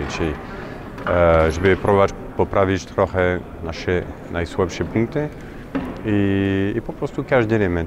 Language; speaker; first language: Polish; non-native, fluent; French